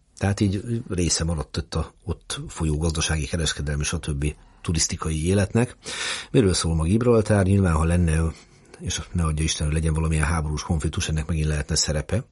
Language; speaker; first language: Hungarian; native; Hungarian